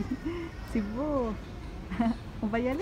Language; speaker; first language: French; native; French